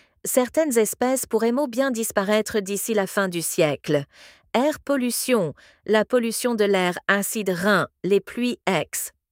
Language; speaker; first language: French; native; French